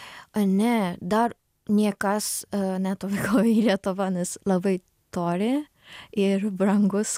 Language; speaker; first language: Lithuanian; non-native, learner; Japanese